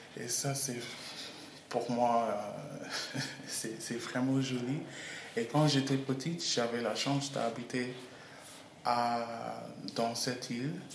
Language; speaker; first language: French; non-native, learner; English